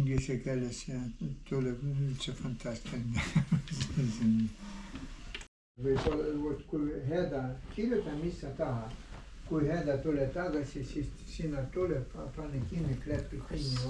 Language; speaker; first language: Estonian; non-native, learner; Ukrainian